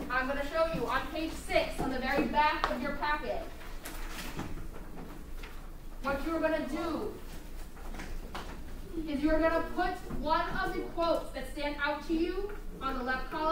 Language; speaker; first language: English; native; English